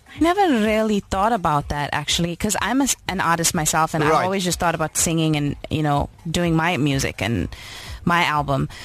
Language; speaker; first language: English; native; English